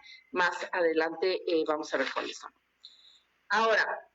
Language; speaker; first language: Spanish; native; Spanish